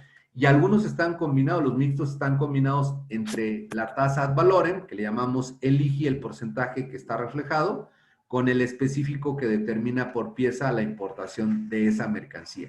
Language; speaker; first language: Spanish; native; Spanish